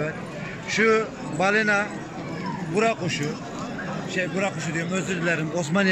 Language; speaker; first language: Turkish; native; Turkish